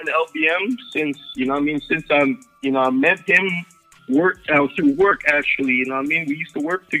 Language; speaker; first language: English; native; English